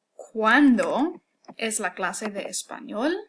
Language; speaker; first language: Spanish; non-native, fluent; English